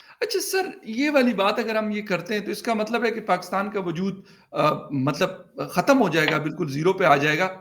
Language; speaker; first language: Urdu; non-native, local second language; Pashto